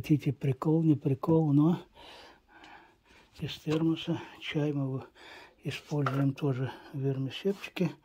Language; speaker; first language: Russian; native; Russian